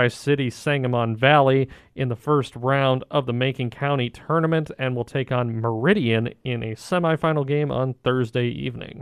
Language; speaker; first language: English; native; English